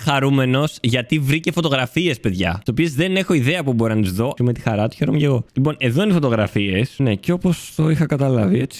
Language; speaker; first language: Greek; native; Greek